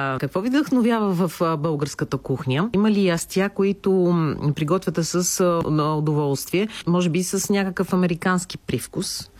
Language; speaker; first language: Bulgarian; native; Bulgarian